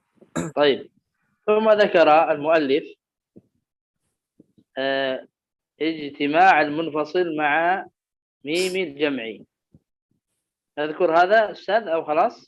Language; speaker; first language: Arabic; native; Arabic